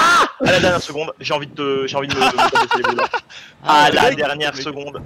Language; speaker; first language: French; native; French